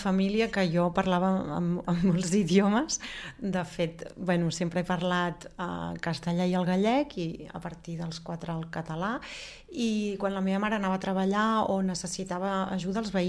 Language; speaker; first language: Catalan; early bilingual, other home language; Spanish